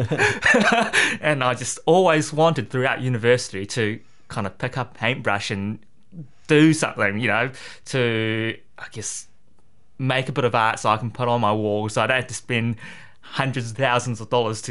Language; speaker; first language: English; native; English